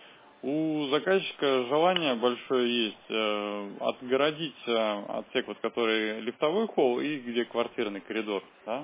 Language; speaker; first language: Russian; native; Russian